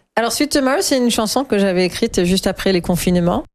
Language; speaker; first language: French; non-native, fluent; German